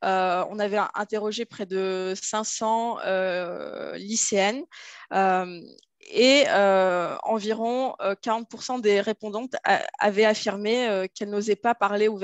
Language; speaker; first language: French; native; French